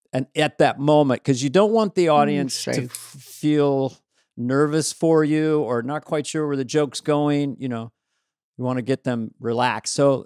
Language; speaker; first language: English; native; English